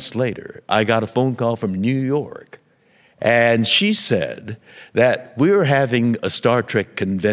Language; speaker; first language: English; native; English